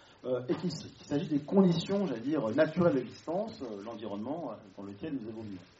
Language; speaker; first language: French; native; French